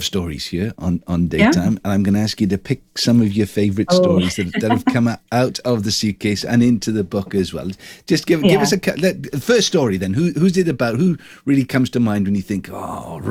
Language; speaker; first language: English; native; English